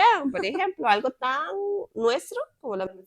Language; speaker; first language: Spanish; native; Spanish